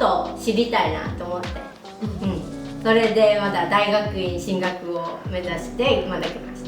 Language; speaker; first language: Japanese; non-native, fluent; Chinese